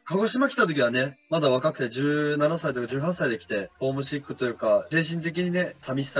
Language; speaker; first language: Japanese; native; Japanese